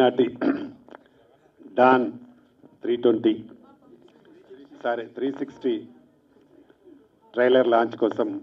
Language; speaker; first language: Telugu; native; Telugu